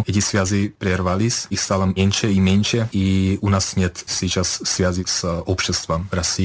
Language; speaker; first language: Russian; non-native, fluent; Czech